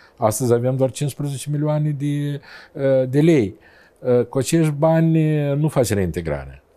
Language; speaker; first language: Romanian; native; Romanian